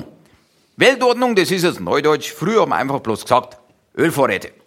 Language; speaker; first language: German; native; German